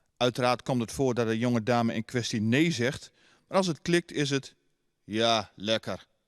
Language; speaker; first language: Dutch; native; Dutch